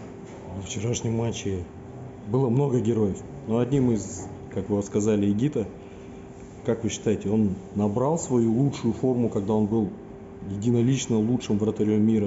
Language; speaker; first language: Russian; native; Russian